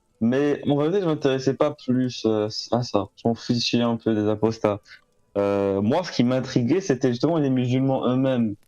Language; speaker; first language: French; non-native, local second language; Arabic